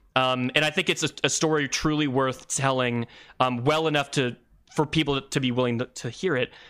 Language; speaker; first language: English; native; English